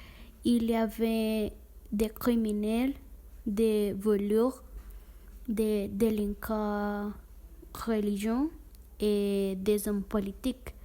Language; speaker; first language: French; non-native, learner; Spanish